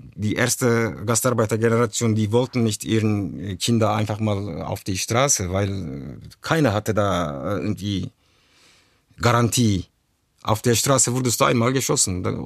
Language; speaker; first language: German; early bilingual, other home language; Turkish